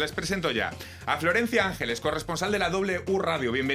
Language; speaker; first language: Spanish; native; Spanish